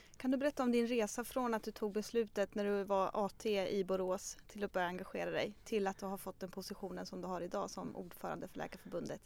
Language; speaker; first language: Swedish; native; Swedish